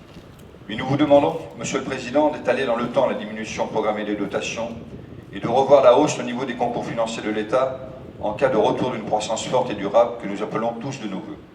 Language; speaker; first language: French; native; French